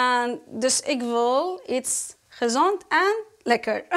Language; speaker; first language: Dutch; non-native, learner; Arabic